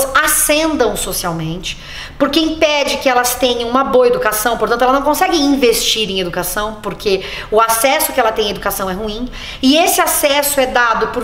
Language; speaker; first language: Portuguese; native; Portuguese